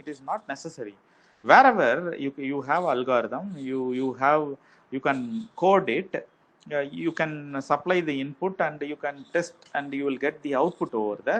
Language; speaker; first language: English; non-native, local second language; Tamil